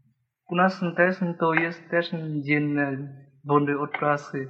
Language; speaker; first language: Polish; non-native, fluent; Vietnamese